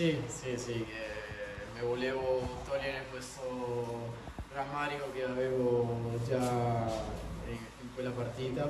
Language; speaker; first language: Italian; non-native, fluent; Spanish